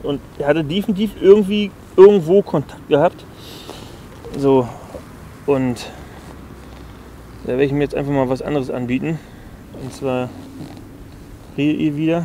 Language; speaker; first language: German; native; German